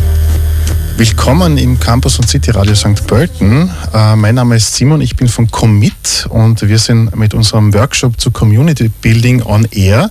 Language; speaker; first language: German; native; German